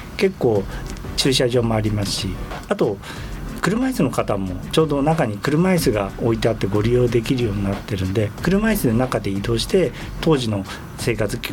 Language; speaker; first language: Japanese; native; Japanese